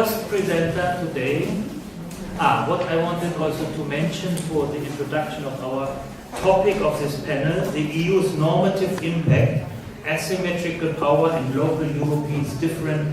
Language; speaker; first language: English; non-native, fluent; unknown